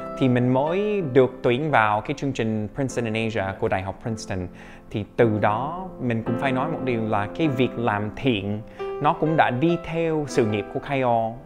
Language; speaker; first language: Vietnamese; non-native, fluent; English